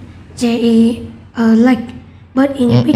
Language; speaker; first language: English; non-native, learner; Vietnamese